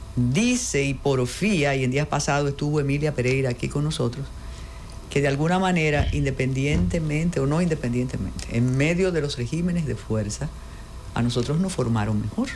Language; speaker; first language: Spanish; native; Spanish